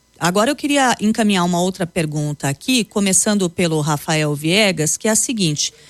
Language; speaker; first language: Portuguese; native; Portuguese